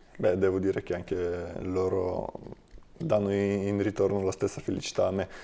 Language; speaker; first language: Italian; non-native, fluent; Bulgarian